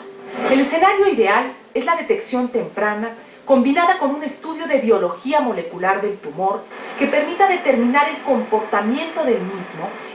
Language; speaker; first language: Spanish; native; Spanish